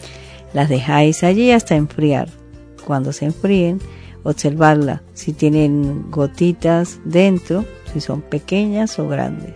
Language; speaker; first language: Spanish; native; Spanish